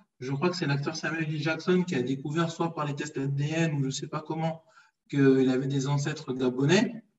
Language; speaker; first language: French; early bilingual, other home language; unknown